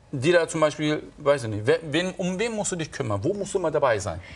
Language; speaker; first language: German; native; German